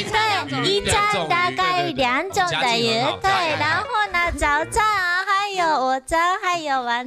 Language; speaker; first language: Chinese; non-native, fluent; Japanese